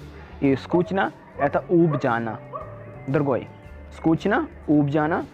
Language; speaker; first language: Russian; non-native, learner; Hindi